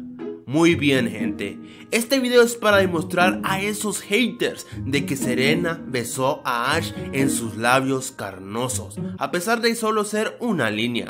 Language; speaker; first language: Spanish; native; Spanish